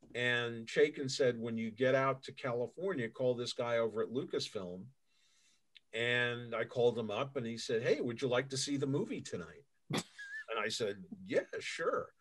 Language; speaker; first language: English; native; English